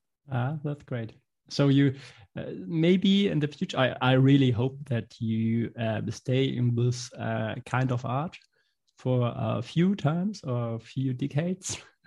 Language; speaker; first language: English; non-native, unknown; German